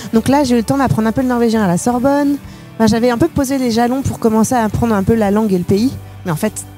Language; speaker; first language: French; native; French